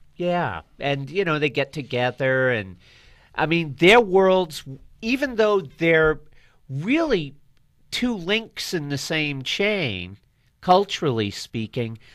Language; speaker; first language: English; native; English